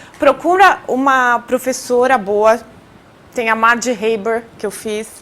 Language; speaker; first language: Portuguese; native; Portuguese